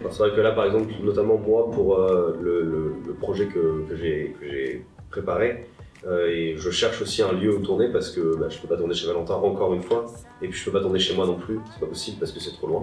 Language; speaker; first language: French; native; French